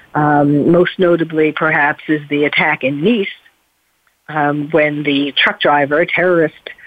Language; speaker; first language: English; native; English